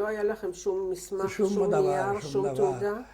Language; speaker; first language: Hebrew; native; Hebrew